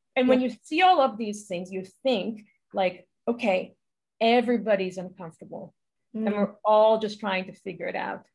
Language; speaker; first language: English; non-native, fluent; Hebrew